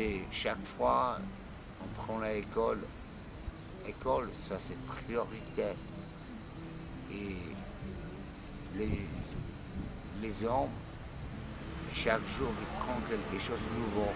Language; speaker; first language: French; non-native, learner; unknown